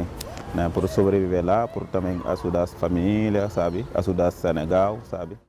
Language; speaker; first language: Portuguese; non-native, learner; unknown